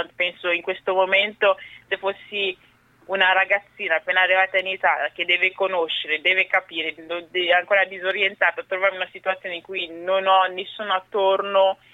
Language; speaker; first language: Italian; early bilingual, other home language; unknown